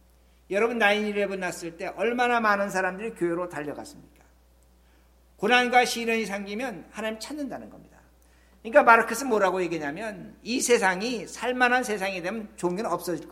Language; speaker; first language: Korean; native; Korean